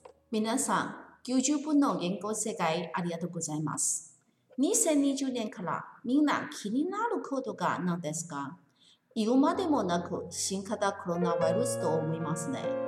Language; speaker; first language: Japanese; non-native, learner; Chinese